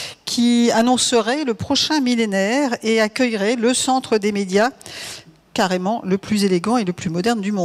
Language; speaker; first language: French; native; French